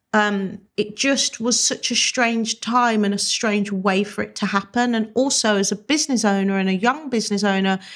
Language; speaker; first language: English; native; English